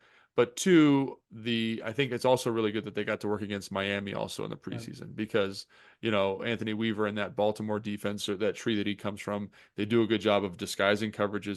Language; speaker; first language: English; native; English